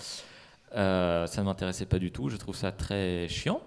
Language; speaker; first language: French; native; French